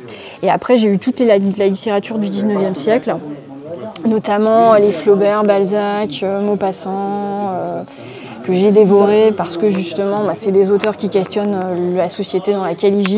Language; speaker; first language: French; native; French